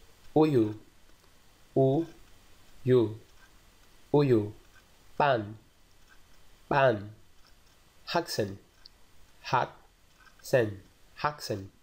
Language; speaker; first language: Korean; non-native, fluent; Portuguese